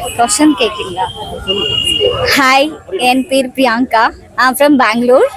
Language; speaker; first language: Tamil; non-native, learner; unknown